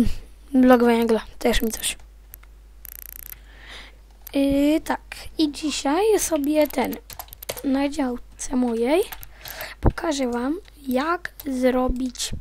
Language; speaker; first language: Polish; native; Polish